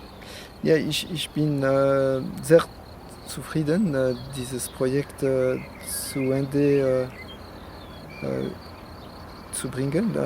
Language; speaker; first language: German; non-native, fluent; French